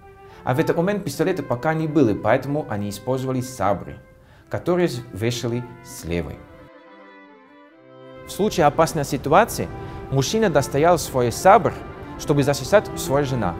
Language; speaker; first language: Russian; non-native, fluent; Dutch